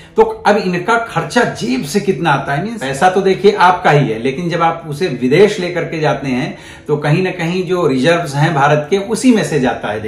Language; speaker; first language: Hindi; native; Hindi